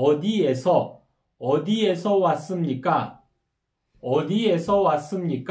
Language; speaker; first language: Korean; non-native, fluent; Kyrgyz